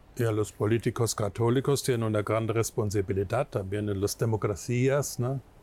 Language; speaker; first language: Spanish; non-native, fluent; German